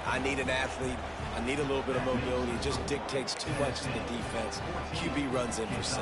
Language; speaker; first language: English; native; English